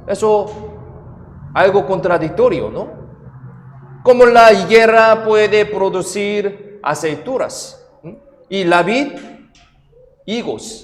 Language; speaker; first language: Spanish; non-native, fluent; Korean